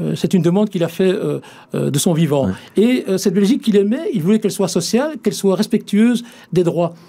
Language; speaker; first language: French; native; French